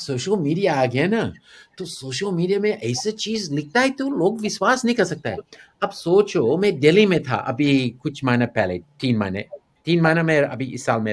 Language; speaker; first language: Hindi; non-native, fluent; English